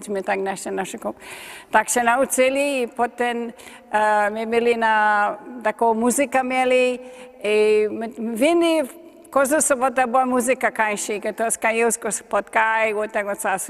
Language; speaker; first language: Polish; early bilingual, heritage; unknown